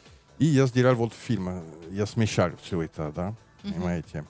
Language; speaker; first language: Russian; non-native, learner; French